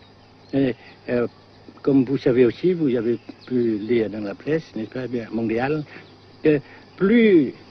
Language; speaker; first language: French; non-native, fluent; Vietnamese